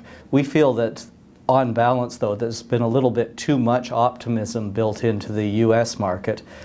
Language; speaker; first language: English; native; English